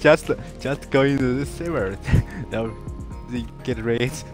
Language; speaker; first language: English; non-native, learner; Chinese